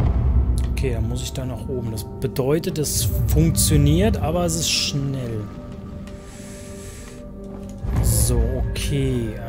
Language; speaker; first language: German; native; German